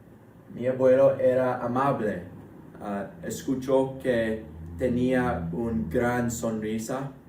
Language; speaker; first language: Spanish; non-native, learner; English